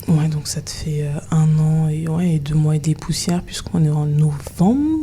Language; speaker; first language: French; native; French